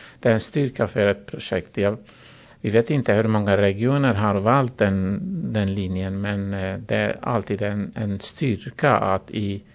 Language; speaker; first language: Swedish; non-native, fluent; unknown